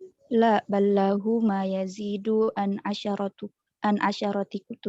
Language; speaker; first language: Arabic; non-native, learner; Indonesian